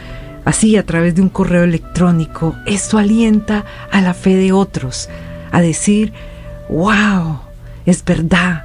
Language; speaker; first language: Spanish; native; Spanish